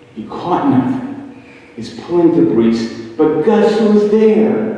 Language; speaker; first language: English; native; English